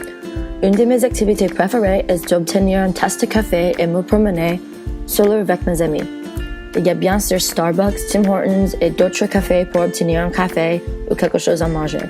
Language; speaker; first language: French; non-native, learner; English